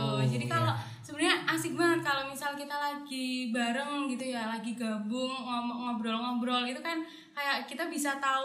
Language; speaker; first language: Indonesian; native; Indonesian